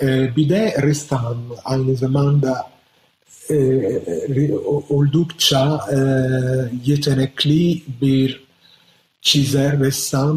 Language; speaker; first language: Turkish; non-native, fluent; Italian